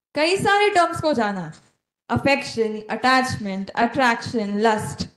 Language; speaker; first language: Hindi; non-native, local second language; Konkani